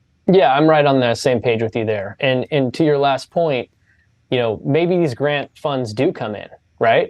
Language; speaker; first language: English; native; English